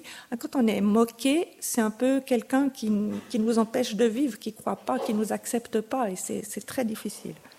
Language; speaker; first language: French; native; French